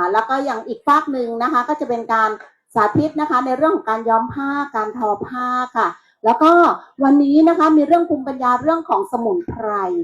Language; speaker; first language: Thai; non-native, local second language; Shan